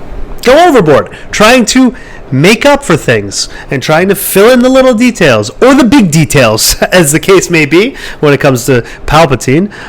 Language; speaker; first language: English; native; English